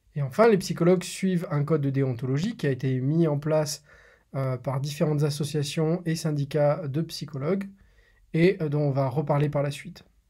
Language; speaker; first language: French; native; French